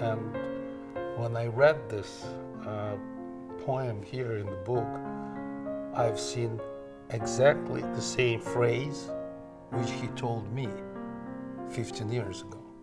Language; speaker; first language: English; non-native, fluent; Russian